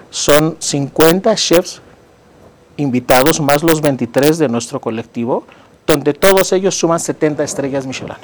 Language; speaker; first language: Spanish; non-native, fluent; Greek